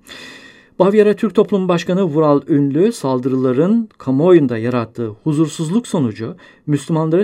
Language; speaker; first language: Turkish; native; Turkish